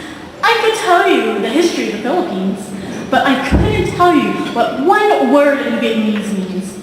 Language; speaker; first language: English; early bilingual, heritage; Vietnamese